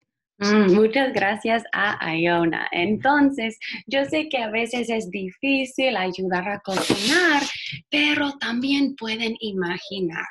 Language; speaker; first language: Spanish; non-native, fluent; English